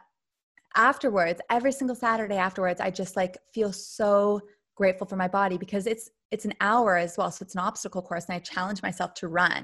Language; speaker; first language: English; native; English